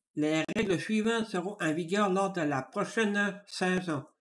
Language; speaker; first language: French; native; French